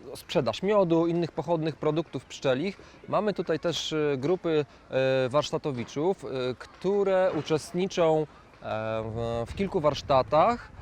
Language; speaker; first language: Polish; native; Polish